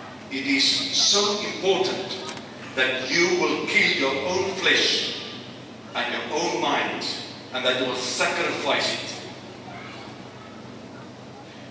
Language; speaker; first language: English; non-native, local second language; Afrikaans